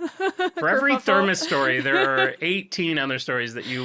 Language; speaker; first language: English; native; English